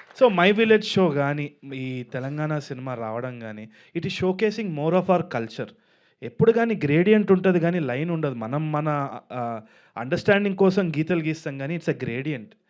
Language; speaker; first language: Telugu; native; Telugu